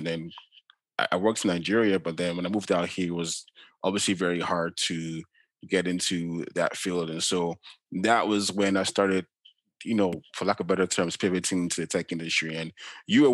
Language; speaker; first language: English; non-native, local second language; Yoruba